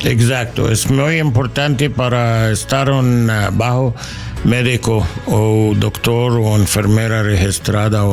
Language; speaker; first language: Spanish; non-native, learner; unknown